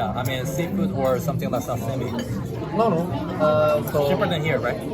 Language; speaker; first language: English; non-native, learner; Korean